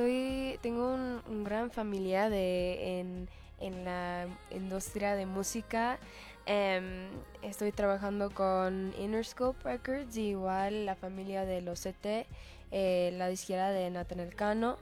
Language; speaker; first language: Spanish; early bilingual, heritage; Spanish